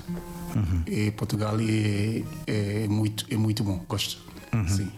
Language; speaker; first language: Portuguese; non-native, learner; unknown